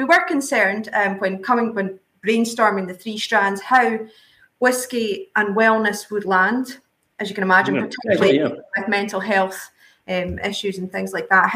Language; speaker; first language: English; native; English